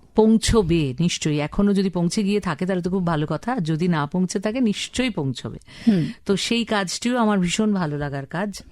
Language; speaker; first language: Bangla; native; Bangla